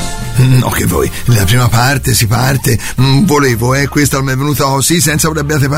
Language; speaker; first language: Italian; native; Italian